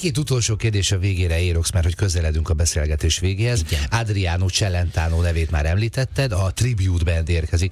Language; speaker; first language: Hungarian; native; Hungarian